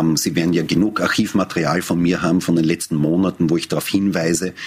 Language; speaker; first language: German; native; German